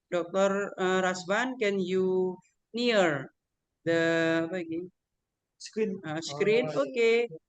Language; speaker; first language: English; non-native, learner; Indonesian